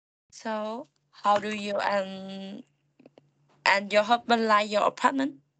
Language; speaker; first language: English; non-native, learner; Vietnamese